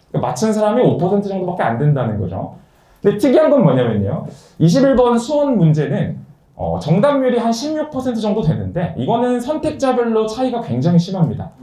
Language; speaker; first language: Korean; native; Korean